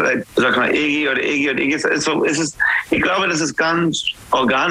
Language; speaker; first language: German; non-native, learner; English